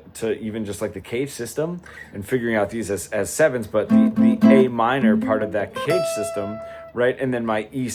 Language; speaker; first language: English; native; English